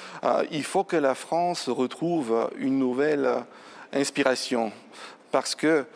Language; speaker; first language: French; non-native, fluent; Bulgarian